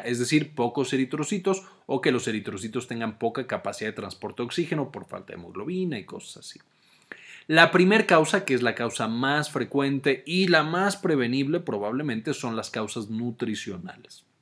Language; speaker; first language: Spanish; native; Spanish